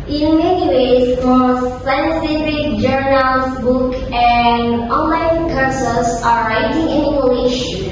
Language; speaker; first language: English; non-native, learner; Indonesian